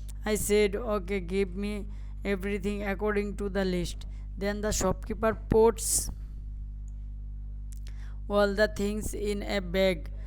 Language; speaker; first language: English; non-native, local second language; Bangla